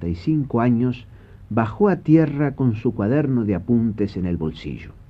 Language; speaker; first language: Spanish; native; Spanish